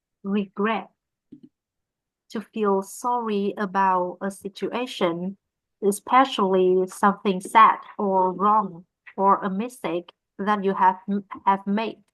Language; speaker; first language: English; non-native, learner; Vietnamese